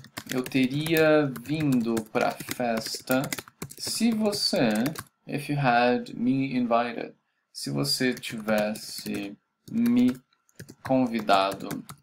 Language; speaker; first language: Portuguese; native; Portuguese